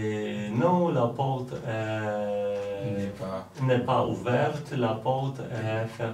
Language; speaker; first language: French; non-native, learner; Polish